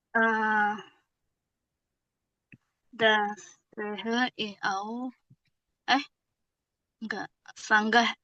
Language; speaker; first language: German; non-native, learner; Indonesian